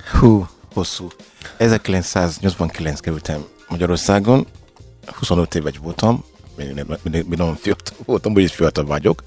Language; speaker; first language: Hungarian; non-native, learner; Yoruba